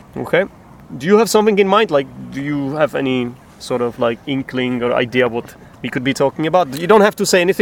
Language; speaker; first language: English; non-native, fluent; Czech